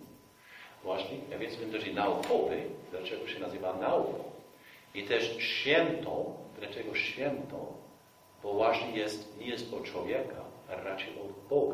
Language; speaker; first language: Polish; non-native, fluent; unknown